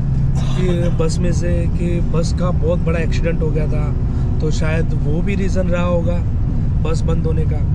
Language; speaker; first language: Hindi; native; Hindi